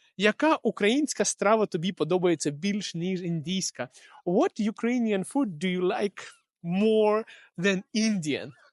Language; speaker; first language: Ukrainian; non-native, local second language; Russian